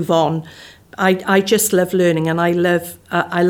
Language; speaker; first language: English; native; English